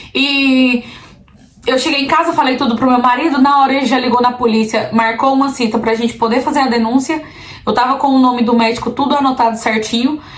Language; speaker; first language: Portuguese; native; Portuguese